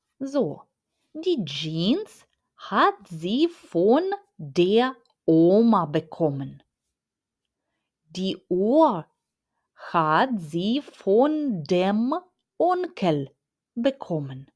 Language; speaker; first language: German; non-native, fluent; Ukrainian